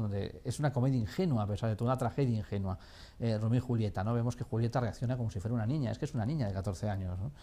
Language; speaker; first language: Spanish; native; Spanish